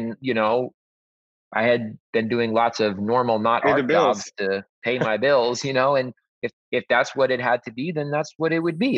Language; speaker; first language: English; native; English